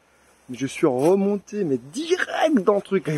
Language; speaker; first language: French; native; French